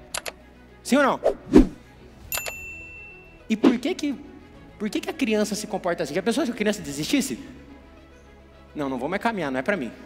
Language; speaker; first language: Portuguese; native; Portuguese